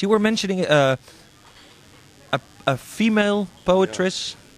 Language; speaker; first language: English; non-native, fluent; Dutch